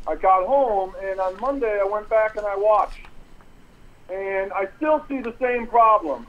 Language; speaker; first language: English; native; English